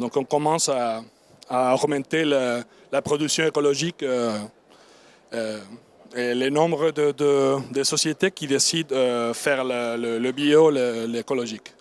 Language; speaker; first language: French; non-native, learner; Spanish